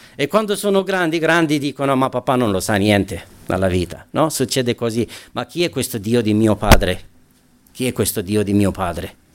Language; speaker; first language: Italian; non-native, fluent; Romanian